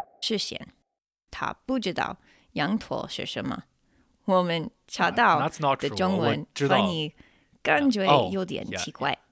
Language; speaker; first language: Chinese; non-native, fluent; English